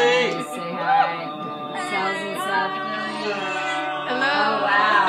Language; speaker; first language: English; native; English